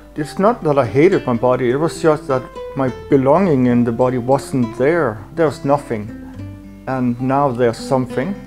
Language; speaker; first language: English; non-native, fluent; Danish